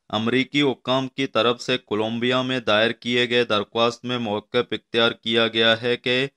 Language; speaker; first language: Urdu; non-native, local second language; Baluchi